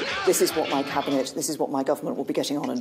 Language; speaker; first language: English; native; English